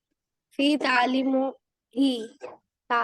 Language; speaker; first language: Arabic; non-native, learner; Urdu